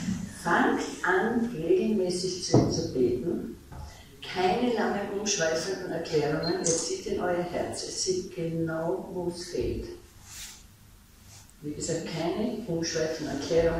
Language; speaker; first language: German; native; German